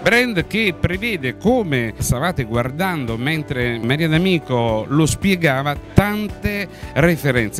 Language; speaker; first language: Italian; native; Italian